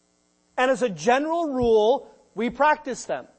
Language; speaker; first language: English; native; English